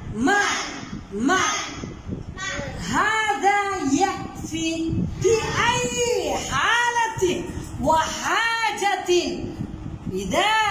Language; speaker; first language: Arabic; non-native, fluent; Bangla